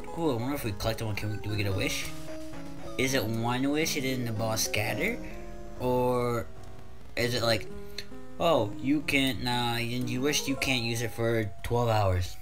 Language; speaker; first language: English; native; English